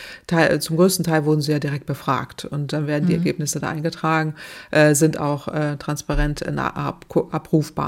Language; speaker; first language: German; native; German